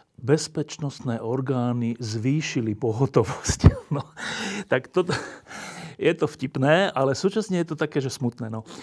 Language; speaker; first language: Slovak; native; Slovak